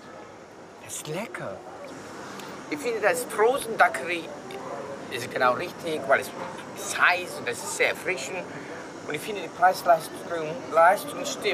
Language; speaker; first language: German; non-native, fluent; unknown